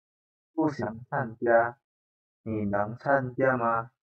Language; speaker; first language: Chinese; non-native, fluent; Indonesian